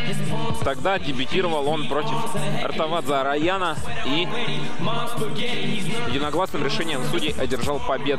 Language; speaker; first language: Russian; native; Russian